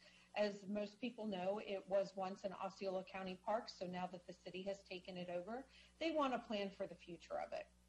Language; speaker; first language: English; native; English